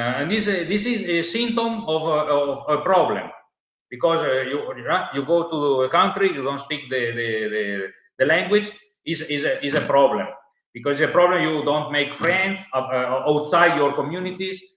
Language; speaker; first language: English; non-native, learner; Italian